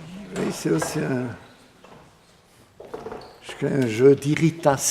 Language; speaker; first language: French; non-native, fluent; Swiss German